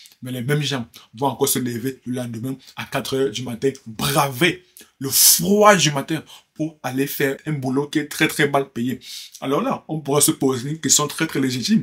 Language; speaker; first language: French; native; French